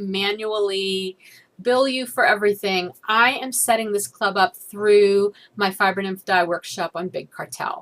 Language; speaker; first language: English; native; English